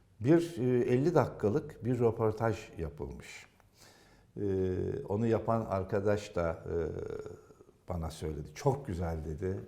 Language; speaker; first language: Turkish; native; Turkish